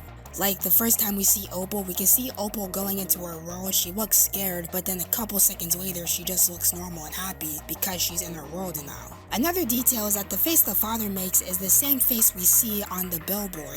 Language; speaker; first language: English; native; English